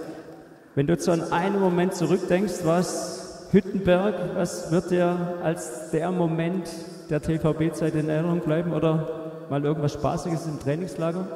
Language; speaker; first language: German; native; German